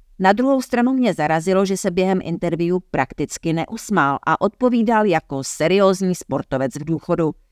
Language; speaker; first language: Czech; native; Czech